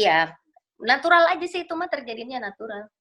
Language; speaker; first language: Indonesian; native; Indonesian